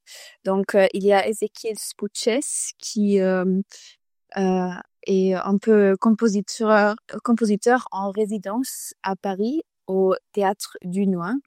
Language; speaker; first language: French; non-native, fluent; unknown